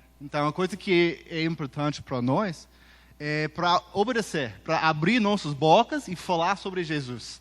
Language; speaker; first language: Portuguese; early bilingual, heritage; Portuguese